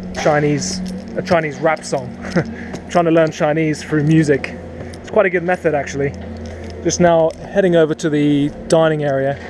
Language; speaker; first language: English; native; English